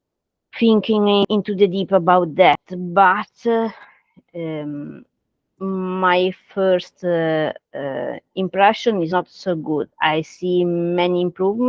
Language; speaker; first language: English; non-native, learner; Italian